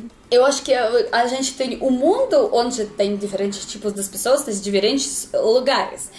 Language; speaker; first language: Portuguese; non-native, learner; Russian